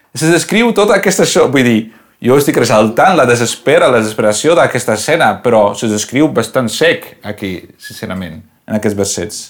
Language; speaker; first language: Catalan; non-native, local second language; Spanish